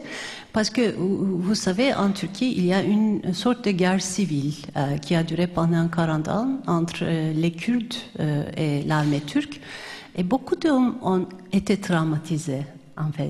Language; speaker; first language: French; non-native, fluent; Turkish